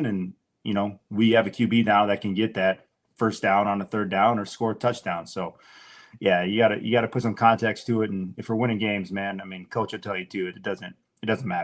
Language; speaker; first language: English; native; English